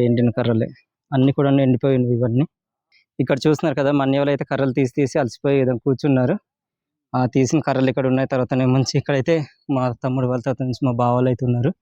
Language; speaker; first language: Telugu; non-native, local second language; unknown